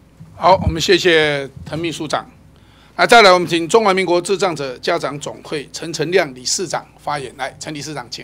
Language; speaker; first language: Chinese; native; Chinese